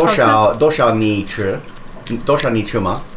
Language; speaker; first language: Chinese; non-native, learner; English